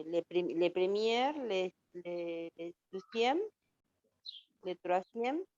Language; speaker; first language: French; non-native, learner; Spanish